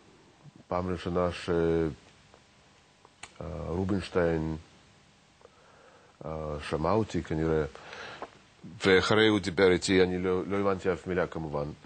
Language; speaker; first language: Hebrew; non-native, fluent; Russian